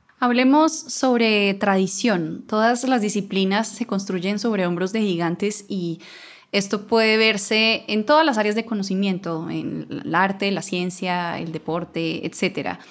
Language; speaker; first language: Spanish; native; Spanish